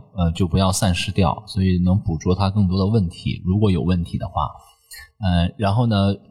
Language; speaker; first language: Chinese; native; Chinese